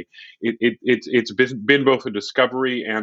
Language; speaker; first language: English; native; English